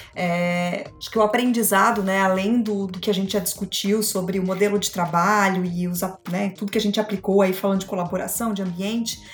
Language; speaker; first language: Portuguese; native; Portuguese